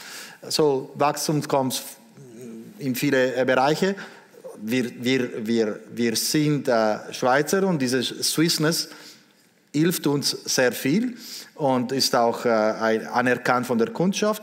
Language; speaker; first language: German; non-native, local second language; Italian